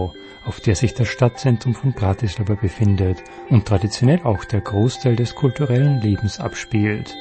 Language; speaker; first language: German; native; German